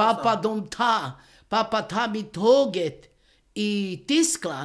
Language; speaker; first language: Swedish; non-native, learner; Romany